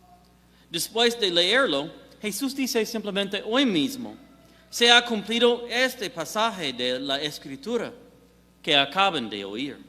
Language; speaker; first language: Spanish; non-native, fluent; English